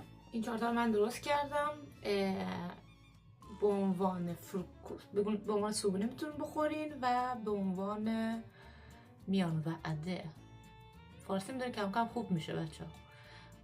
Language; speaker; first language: Persian; early bilingual, heritage; Persian